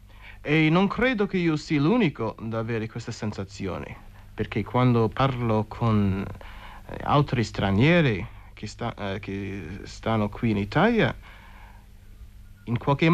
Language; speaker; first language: Italian; non-native, fluent; English